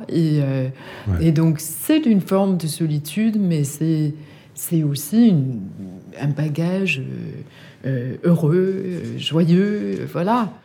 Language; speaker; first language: French; non-native, fluent; Danish